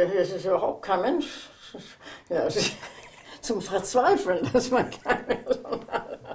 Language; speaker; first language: German; native; German